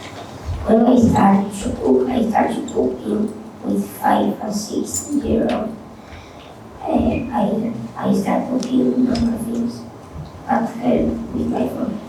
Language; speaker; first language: English; non-native, learner; Spanish